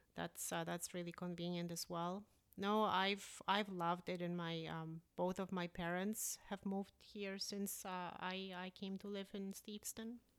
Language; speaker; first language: English; early bilingual, other home language; Polish